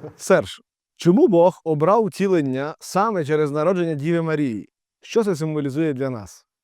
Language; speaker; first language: Ukrainian; native; Ukrainian